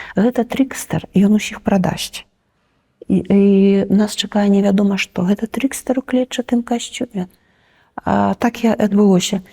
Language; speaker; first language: Belarusian; native; Belarusian